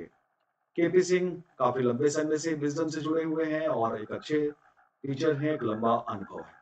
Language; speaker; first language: Hindi; native; Hindi